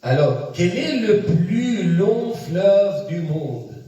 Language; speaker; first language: French; non-native, local second language; Arabic